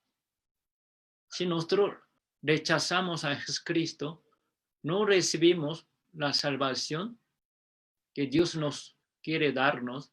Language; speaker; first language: Spanish; non-native, fluent; Korean